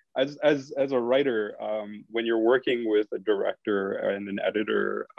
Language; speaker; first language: English; native; English